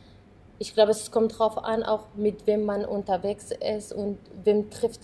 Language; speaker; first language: German; non-native, fluent; Arabic